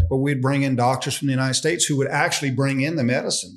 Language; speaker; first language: English; native; English